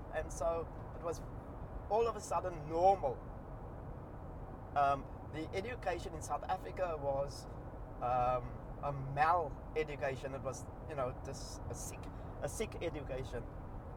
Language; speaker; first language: English; non-native, local second language; Afrikaans